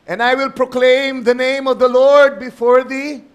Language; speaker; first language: English; non-native, local second language; Filipino